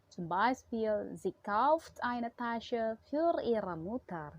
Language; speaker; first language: German; non-native, fluent; Indonesian